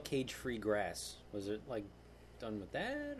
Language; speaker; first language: English; native; English